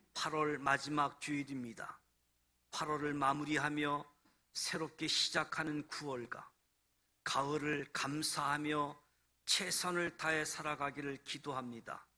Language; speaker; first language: Korean; native; Korean